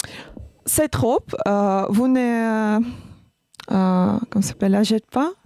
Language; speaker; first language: French; non-native, learner; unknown